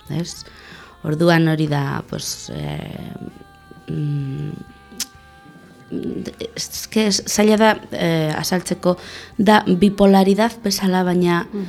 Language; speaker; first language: Basque; non-native, local second language; Spanish